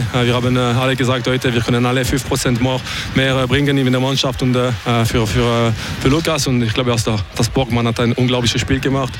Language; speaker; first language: German; non-native, local second language; French